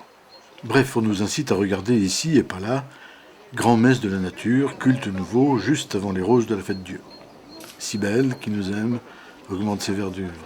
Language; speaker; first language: French; native; French